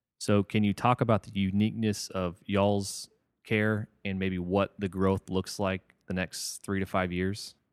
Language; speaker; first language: English; native; English